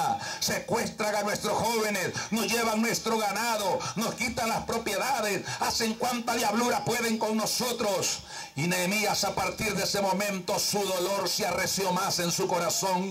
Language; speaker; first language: Spanish; native; Spanish